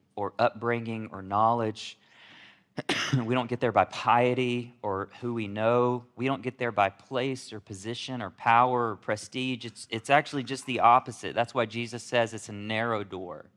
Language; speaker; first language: English; native; English